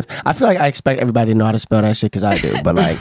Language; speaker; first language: English; native; English